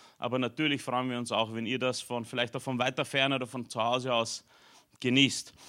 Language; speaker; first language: German; early bilingual, other home language; Romanian